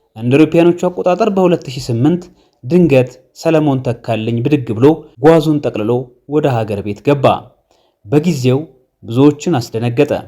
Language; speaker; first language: Amharic; native; Amharic